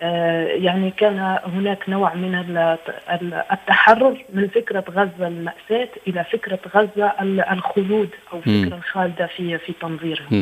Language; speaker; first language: Arabic; native; Arabic